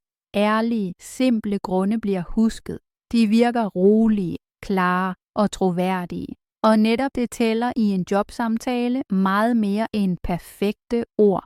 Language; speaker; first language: Danish; native; Danish